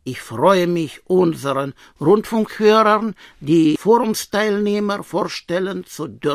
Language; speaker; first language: German; non-native, learner; Russian